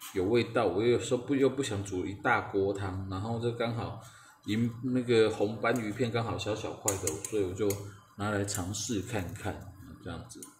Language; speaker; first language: Chinese; native; Chinese